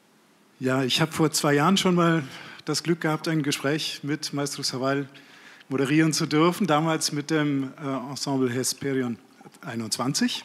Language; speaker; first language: German; native; German